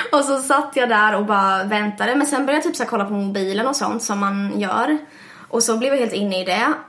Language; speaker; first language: Swedish; early bilingual, other home language; English